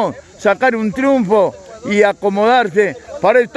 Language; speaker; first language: Spanish; native; Spanish